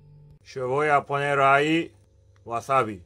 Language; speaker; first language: Spanish; non-native, learner; Japanese